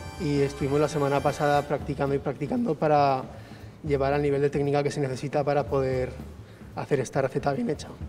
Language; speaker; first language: Spanish; native; Spanish